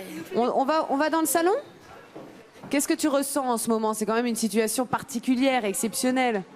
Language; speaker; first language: French; native; French